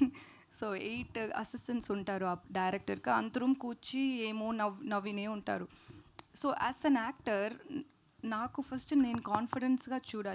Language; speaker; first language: Telugu; non-native, local second language; Tamil